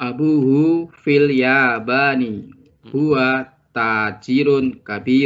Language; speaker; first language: Arabic; non-native, learner; Indonesian